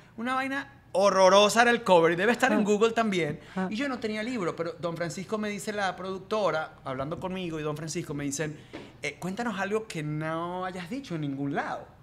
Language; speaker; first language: Spanish; native; Spanish